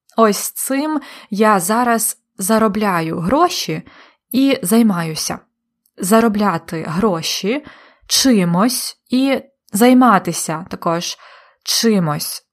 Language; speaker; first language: Ukrainian; native; Ukrainian